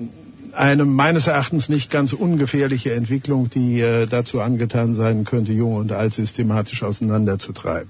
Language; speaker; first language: German; native; German